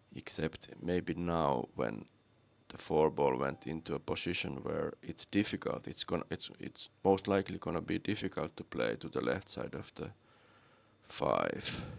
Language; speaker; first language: English; non-native, fluent; Finnish